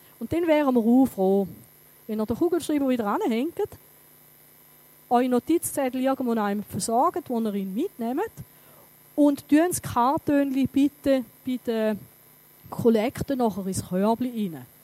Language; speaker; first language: German; native; German